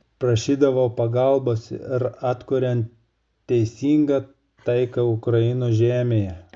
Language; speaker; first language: Lithuanian; non-native, fluent; Russian